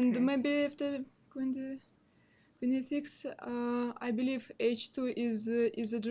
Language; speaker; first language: English; non-native, learner; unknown